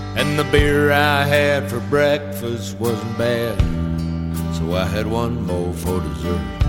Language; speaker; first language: English; early bilingual, other home language; Spanish